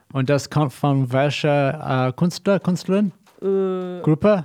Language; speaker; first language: German; non-native, learner; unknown